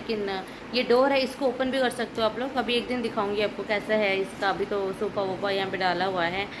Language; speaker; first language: Hindi; non-native, local second language; Odia